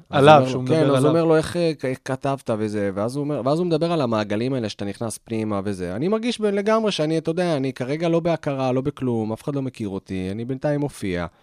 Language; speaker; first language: Hebrew; native; Hebrew